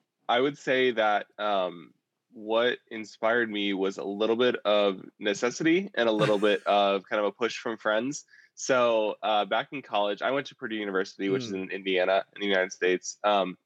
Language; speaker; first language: English; native; English